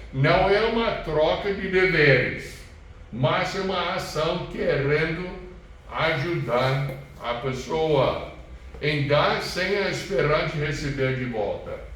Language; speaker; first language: Portuguese; non-native, fluent; English